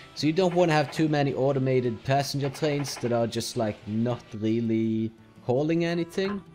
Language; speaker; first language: English; non-native, fluent; Norwegian